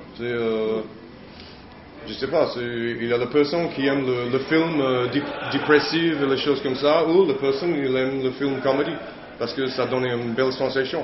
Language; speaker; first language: French; non-native, learner; English